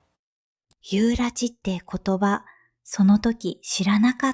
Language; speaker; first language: Japanese; non-native, fluent; Vietnamese